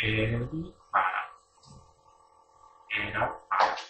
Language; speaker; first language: Portuguese; non-native, learner; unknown